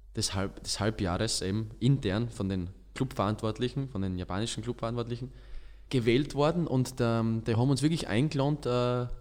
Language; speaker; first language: German; native; German